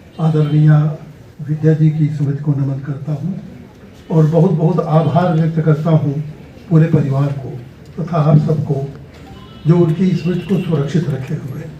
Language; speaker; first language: Hindi; native; Hindi